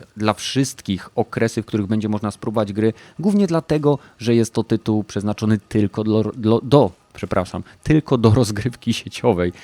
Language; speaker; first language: Polish; native; Polish